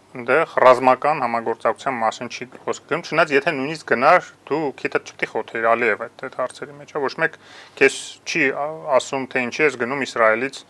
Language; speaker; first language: Armenian; native; Armenian